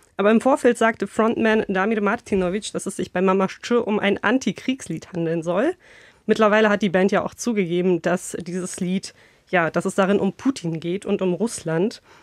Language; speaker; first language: German; early bilingual, other home language; Bosnian